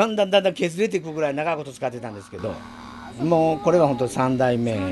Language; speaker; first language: Japanese; native; Japanese